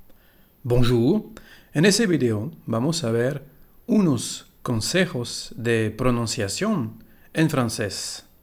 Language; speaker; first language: Spanish; non-native, fluent; French